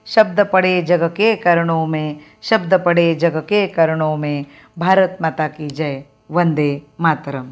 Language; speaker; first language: Hindi; non-native, local second language; Marathi